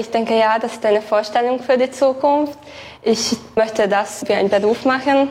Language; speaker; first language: German; non-native, local second language; Hungarian